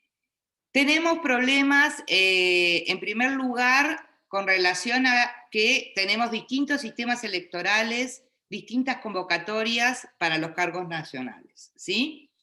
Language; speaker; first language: Spanish; native; Spanish